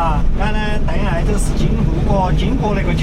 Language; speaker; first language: Chinese; native; Chinese